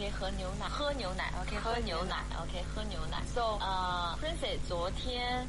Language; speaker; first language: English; non-native, fluent; Chinese